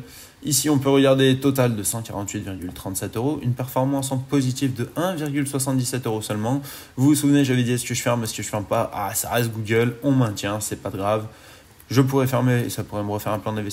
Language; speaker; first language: French; native; French